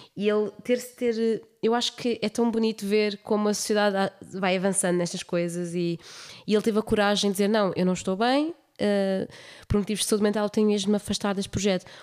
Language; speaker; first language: Portuguese; native; Portuguese